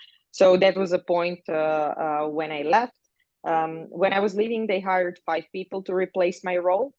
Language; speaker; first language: English; non-native, fluent; Croatian